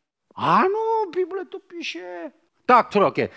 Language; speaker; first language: Czech; non-native, fluent; Korean